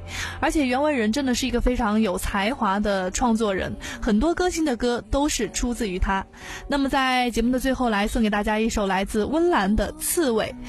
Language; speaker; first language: Chinese; native; Chinese